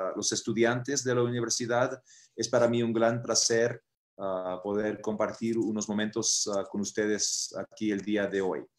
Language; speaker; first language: Spanish; early bilingual, other home language; English